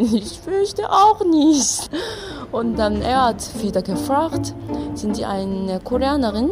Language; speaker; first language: German; non-native, learner; Korean